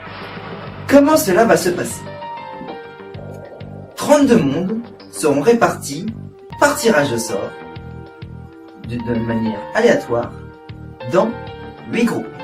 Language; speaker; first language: French; native; French